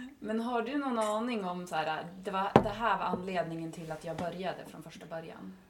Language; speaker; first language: Swedish; native; Swedish